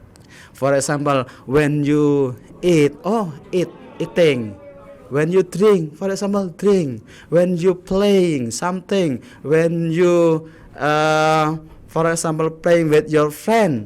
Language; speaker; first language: English; non-native, learner; Indonesian